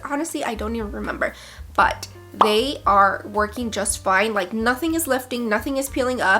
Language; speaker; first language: English; native; English